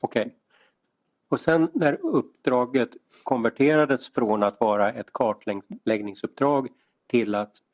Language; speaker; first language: Swedish; native; Swedish